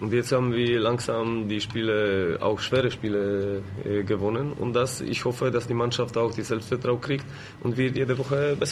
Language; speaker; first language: German; non-native, learner; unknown